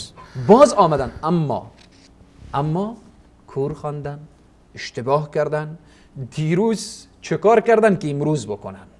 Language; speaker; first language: Persian; native; Persian